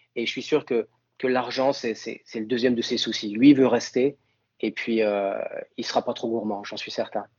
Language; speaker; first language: French; native; French